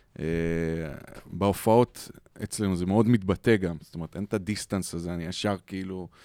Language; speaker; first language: Hebrew; native; Hebrew